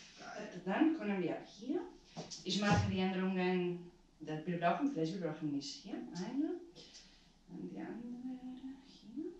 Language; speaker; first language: German; non-native, learner; Spanish